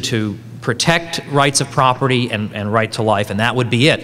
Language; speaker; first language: English; native; English